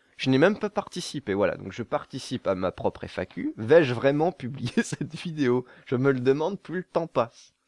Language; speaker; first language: French; native; French